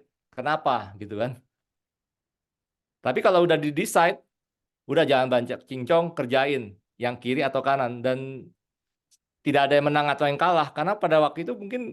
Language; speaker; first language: Indonesian; native; Indonesian